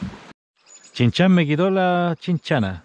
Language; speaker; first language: Spanish; native; Spanish